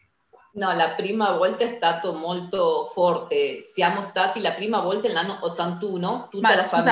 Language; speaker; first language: Italian; non-native, fluent; Spanish